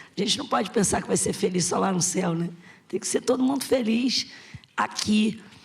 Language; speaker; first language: Portuguese; native; Portuguese